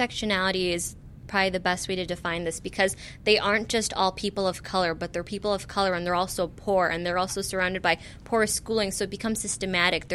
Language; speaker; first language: English; native; English